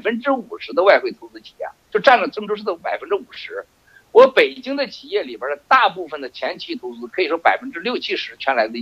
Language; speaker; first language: Chinese; native; Chinese